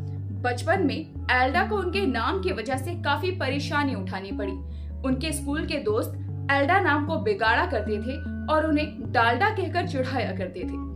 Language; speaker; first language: Hindi; native; Hindi